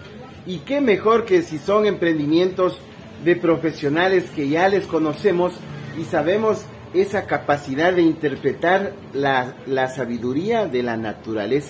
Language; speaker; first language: Spanish; native; Spanish